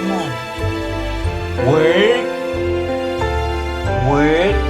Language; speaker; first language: English; non-native, local second language; Malay